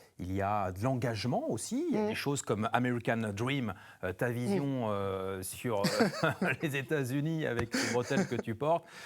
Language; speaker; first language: French; native; French